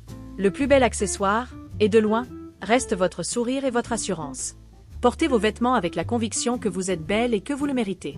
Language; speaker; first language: French; native; French